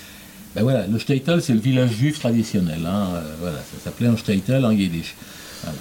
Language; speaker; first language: French; native; French